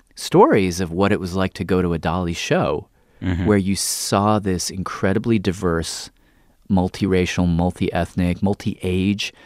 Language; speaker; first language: English; native; English